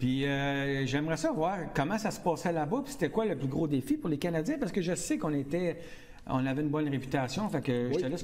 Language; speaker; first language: French; native; French